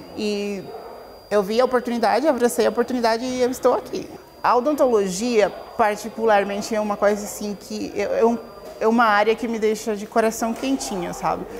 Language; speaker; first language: Portuguese; non-native, fluent; Spanish